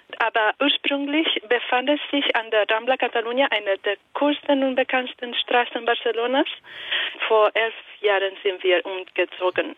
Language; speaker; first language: German; non-native, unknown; Italian